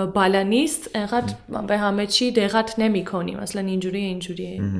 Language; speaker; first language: Persian; non-native, fluent; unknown